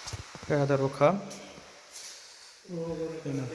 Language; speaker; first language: Arabic; non-native, learner; Bangla